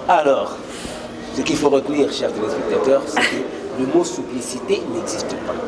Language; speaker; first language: French; non-native, local second language; Lingala